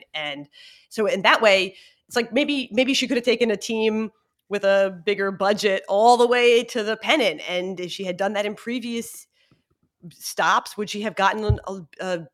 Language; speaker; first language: English; native; English